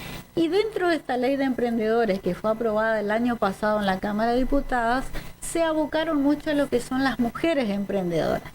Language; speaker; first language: Spanish; native; Spanish